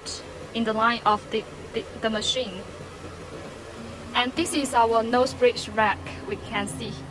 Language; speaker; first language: English; non-native, learner; Chinese